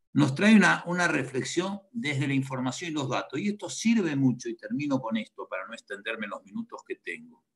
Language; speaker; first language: Spanish; native; Spanish